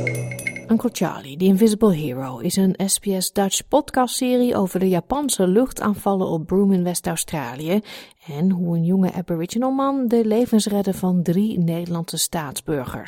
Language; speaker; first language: Dutch; native; Dutch